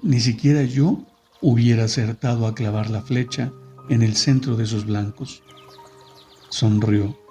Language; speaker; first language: Spanish; native; Spanish